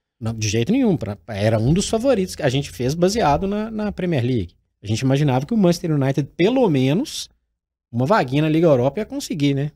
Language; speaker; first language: Portuguese; native; Portuguese